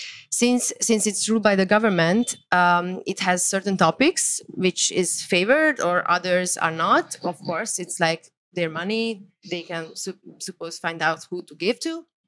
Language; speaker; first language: English; non-native, fluent; Hungarian